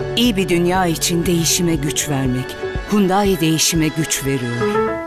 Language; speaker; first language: Turkish; native; Turkish